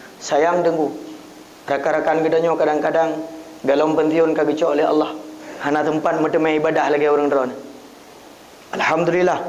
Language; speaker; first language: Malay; non-native, local second language; Achinese